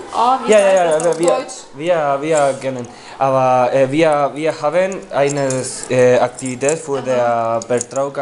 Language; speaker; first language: German; non-native, learner; Spanish